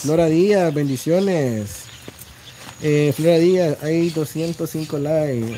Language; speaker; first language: Spanish; native; Spanish